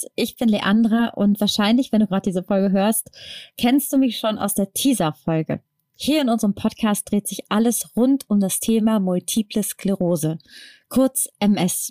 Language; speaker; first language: German; native; German